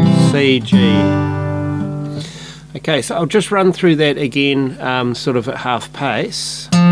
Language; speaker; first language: English; native; English